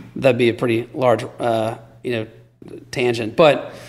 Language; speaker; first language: English; native; English